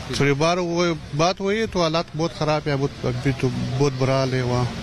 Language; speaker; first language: Hindi; non-native, learner; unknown